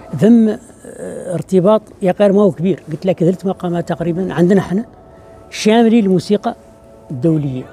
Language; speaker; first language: Arabic; native; Arabic